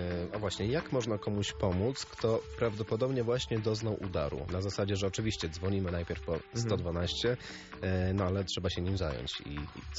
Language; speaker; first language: Polish; native; Polish